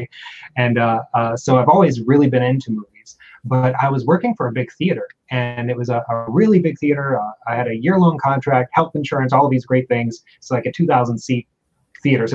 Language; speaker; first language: English; native; English